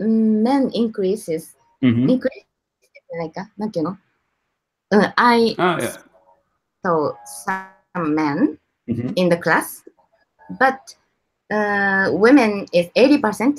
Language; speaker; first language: English; non-native, learner; Japanese